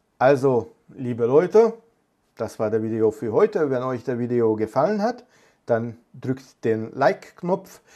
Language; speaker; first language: German; non-native, fluent; Hungarian